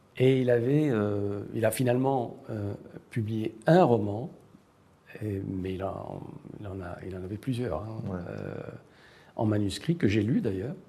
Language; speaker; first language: French; non-native, local second language; Arabic